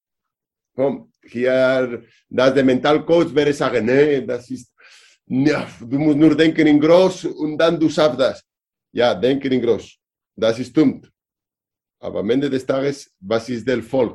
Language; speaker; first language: German; non-native, learner; Spanish